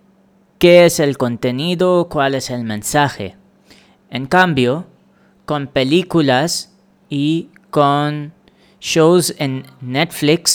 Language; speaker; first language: Spanish; non-native, fluent; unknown